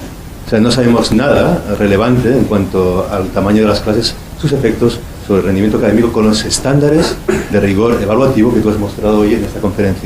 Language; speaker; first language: Spanish; native; Spanish